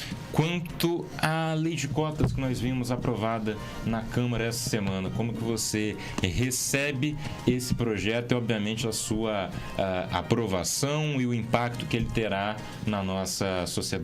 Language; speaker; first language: Portuguese; native; Portuguese